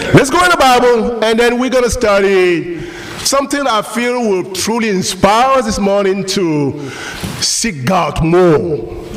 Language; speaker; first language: English; non-native, local second language; French